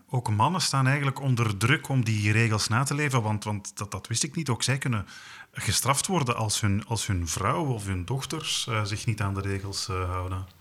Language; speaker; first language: Dutch; native; Dutch